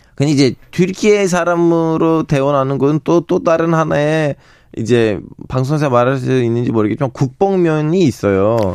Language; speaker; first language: Korean; non-native, fluent; Turkish